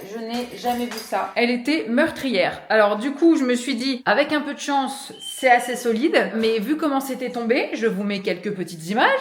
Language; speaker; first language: French; early bilingual, other home language; Portuguese